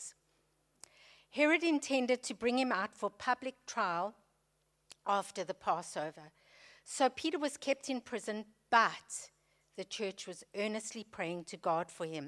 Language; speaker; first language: English; native; English